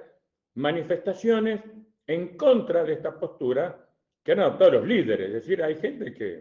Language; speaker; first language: Spanish; native; Spanish